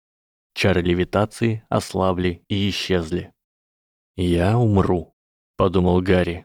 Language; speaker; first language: Russian; native; Russian